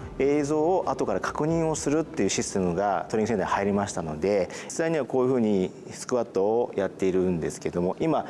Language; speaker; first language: Japanese; native; Japanese